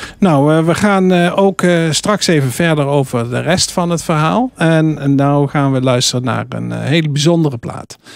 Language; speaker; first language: Dutch; native; Dutch